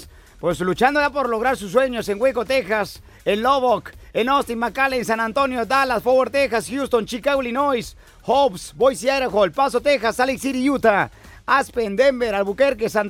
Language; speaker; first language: Spanish; native; Spanish